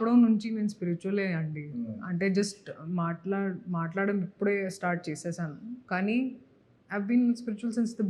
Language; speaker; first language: Telugu; non-native, local second language; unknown